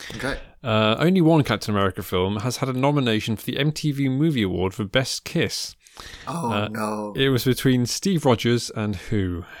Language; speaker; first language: English; native; English